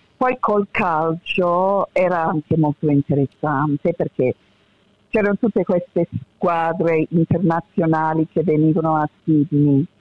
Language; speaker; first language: Italian; early bilingual, heritage; Italian